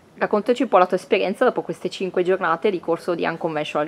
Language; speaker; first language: Italian; native; Italian